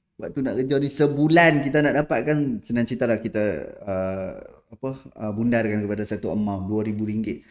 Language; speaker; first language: Malay; native; Malay